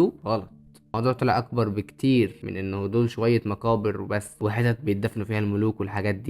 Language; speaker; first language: Arabic; native; Arabic